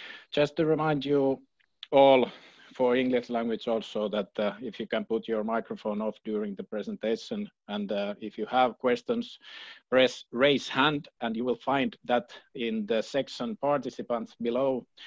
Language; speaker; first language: English; non-native, fluent; Finnish